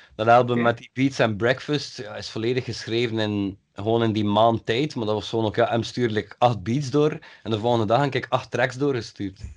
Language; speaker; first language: Dutch; native; Dutch